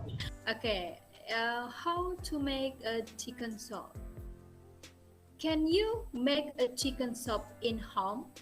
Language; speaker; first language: English; non-native, learner; Indonesian